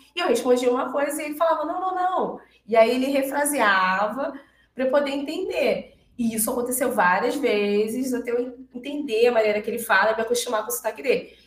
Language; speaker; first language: Portuguese; native; Portuguese